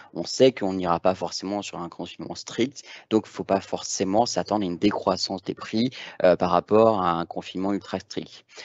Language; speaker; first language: French; native; French